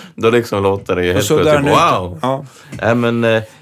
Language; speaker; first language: Swedish; native; Swedish